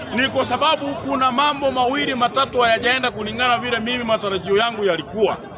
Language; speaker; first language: Swahili; non-native, local second language; Gusii